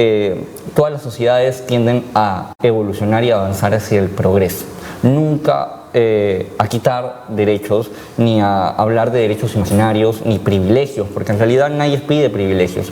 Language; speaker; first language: Spanish; native; Spanish